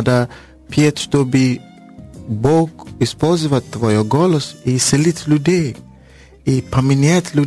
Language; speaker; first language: Russian; non-native, learner; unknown